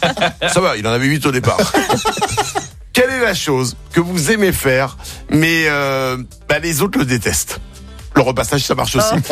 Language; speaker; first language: French; native; French